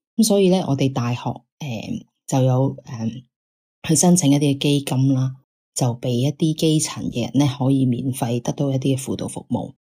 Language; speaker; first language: Cantonese; native; Cantonese